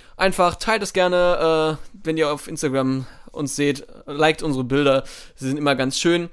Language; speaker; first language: German; native; German